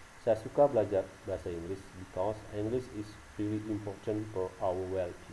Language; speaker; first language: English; non-native, learner; Indonesian